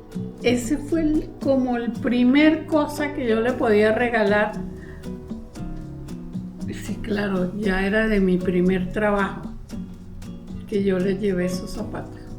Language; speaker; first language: Spanish; native; Spanish